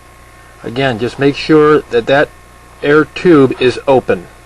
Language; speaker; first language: English; native; English